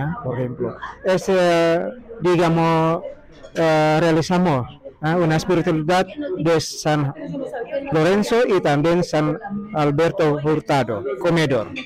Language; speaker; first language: Spanish; non-native, learner; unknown